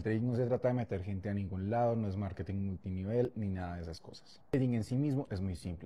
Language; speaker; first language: Spanish; native; Spanish